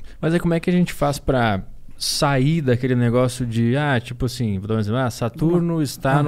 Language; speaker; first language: Portuguese; native; Portuguese